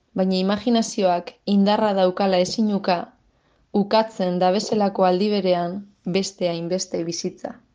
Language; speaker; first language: Basque; native; Basque